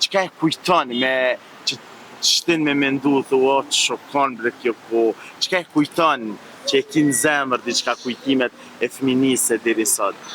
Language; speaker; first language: Albanian; native; Albanian